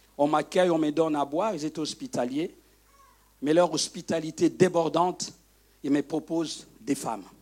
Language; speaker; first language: French; non-native, local second language; Lingala